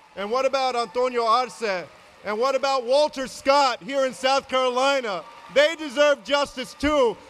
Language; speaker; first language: English; native; English